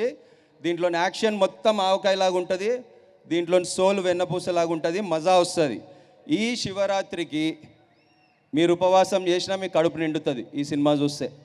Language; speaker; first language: Telugu; native; Telugu